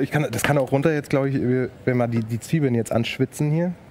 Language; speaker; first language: German; native; German